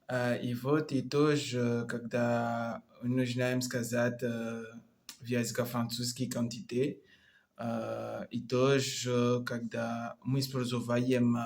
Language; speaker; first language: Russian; non-native, learner; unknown